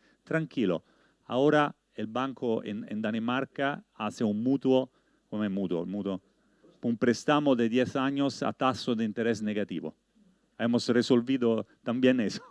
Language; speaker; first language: Spanish; non-native, learner; Italian